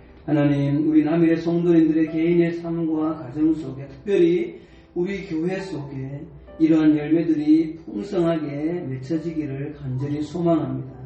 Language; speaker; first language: Korean; native; Korean